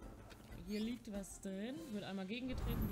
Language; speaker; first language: German; native; German